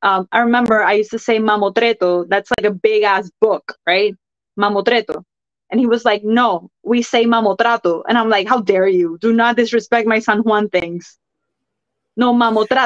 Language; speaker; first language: English; non-native, fluent; Spanish